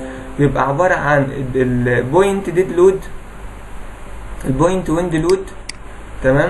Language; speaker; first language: Arabic; native; Arabic